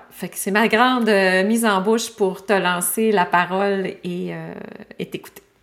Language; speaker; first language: French; native; French